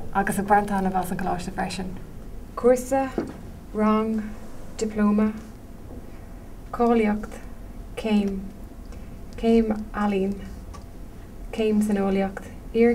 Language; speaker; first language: Irish; non-native, learner; English